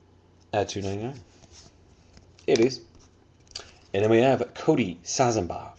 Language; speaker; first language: English; native; English